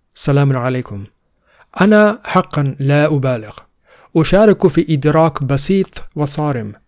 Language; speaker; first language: Arabic; non-native, fluent; Urdu